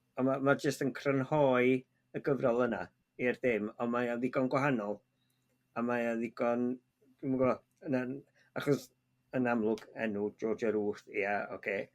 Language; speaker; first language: Welsh; native; Welsh